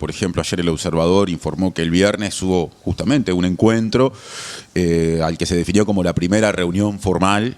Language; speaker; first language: Spanish; native; Spanish